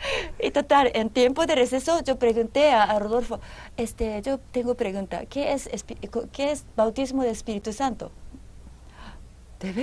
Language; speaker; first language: Spanish; non-native, fluent; Japanese